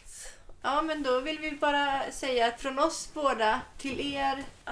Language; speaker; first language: Swedish; native; Swedish